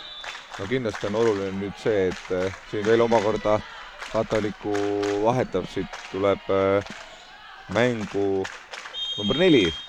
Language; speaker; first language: Estonian; native; Estonian